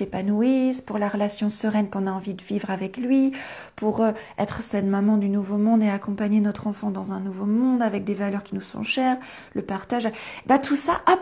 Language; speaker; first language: French; native; French